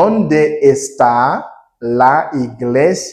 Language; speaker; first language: Spanish; non-native, learner; Haitian Creole